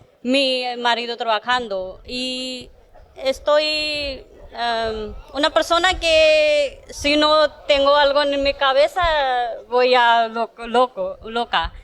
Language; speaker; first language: Spanish; non-native, learner; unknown